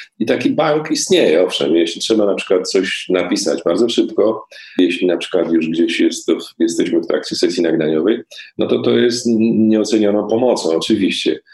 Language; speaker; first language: Polish; native; Polish